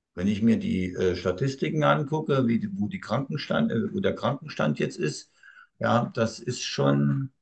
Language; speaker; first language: German; native; German